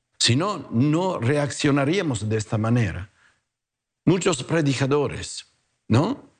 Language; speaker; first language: Spanish; non-native, fluent; Italian